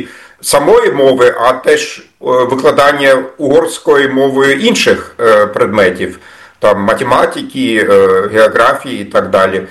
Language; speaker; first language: Ukrainian; non-native, fluent; German